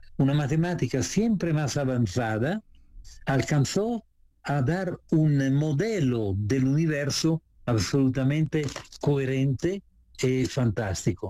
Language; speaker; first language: Spanish; non-native, fluent; Italian